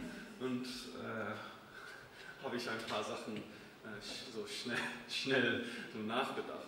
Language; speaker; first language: German; non-native, fluent; English